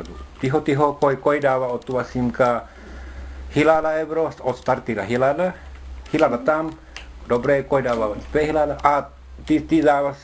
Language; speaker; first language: Bulgarian; non-native, learner; Finnish